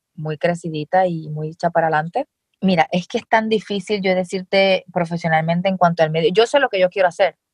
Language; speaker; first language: Spanish; native; Spanish